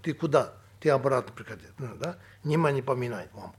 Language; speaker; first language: Russian; non-native, learner; Tibetan